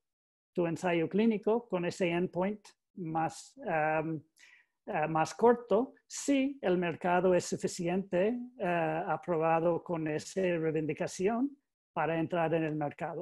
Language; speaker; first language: Spanish; non-native, learner; English